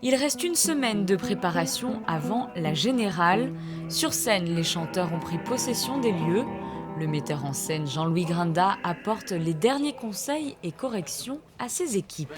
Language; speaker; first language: French; native; French